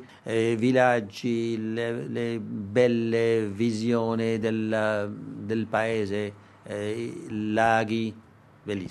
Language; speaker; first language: Italian; non-native, learner; Armenian